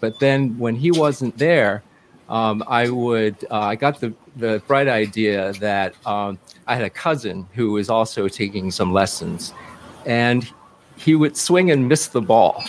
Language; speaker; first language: English; early bilingual, other home language; Cantonese